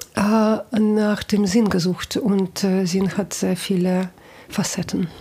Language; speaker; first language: German; non-native, fluent; Russian